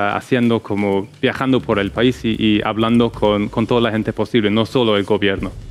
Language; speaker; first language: Spanish; non-native, fluent; English